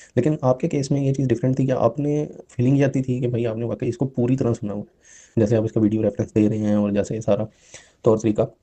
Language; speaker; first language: Urdu; non-native, local second language; Punjabi